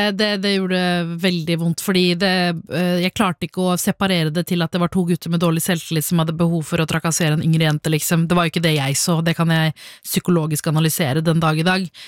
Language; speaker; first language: Norwegian; early bilingual, other home language; Tamil